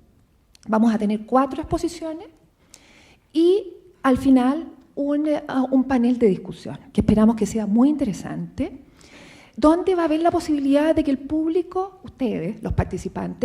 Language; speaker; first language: Spanish; native; Spanish